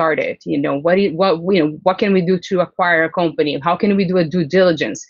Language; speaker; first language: English; non-native, fluent; Portuguese